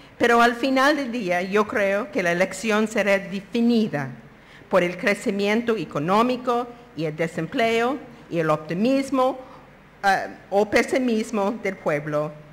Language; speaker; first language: Spanish; non-native, fluent; English